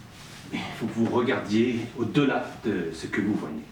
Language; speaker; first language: French; native; French